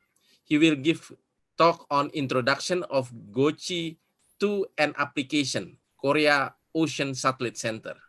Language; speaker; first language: English; non-native, fluent; Indonesian